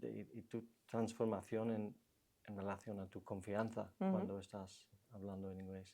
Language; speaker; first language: Spanish; non-native, fluent; English